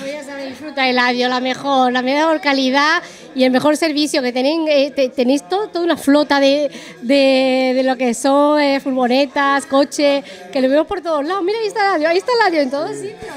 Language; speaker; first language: Spanish; native; Spanish